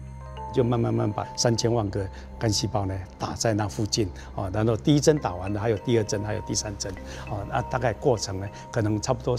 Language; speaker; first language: Chinese; native; Chinese